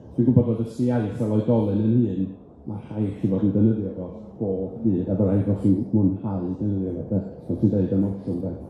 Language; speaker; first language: Welsh; native; Welsh